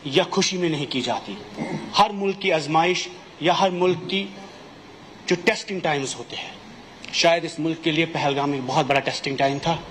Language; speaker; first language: Hindi; non-native, local second language; Kashmiri